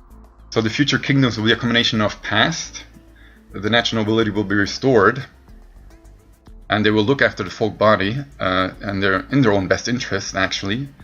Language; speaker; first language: English; non-native, fluent; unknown